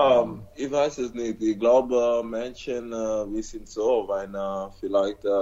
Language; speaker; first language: German; non-native, learner; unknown